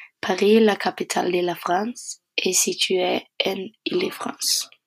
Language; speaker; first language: French; non-native, learner; Norwegian